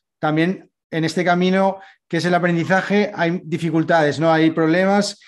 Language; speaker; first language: Spanish; native; Spanish